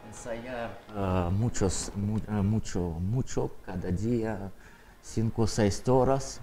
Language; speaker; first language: Spanish; non-native, learner; Russian